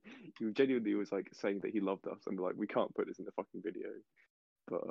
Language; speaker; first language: English; native; English